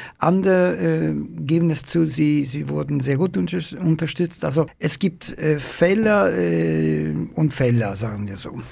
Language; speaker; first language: German; non-native, fluent; Italian